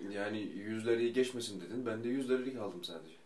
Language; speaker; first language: Turkish; native; Turkish